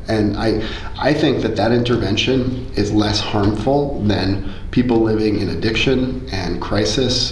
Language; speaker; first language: English; early bilingual, other home language; Spanish